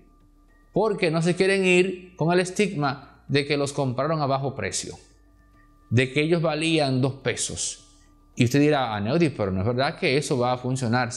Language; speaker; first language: Spanish; native; Spanish